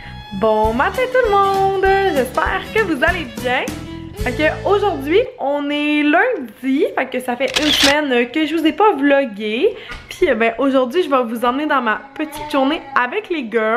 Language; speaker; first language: French; native; French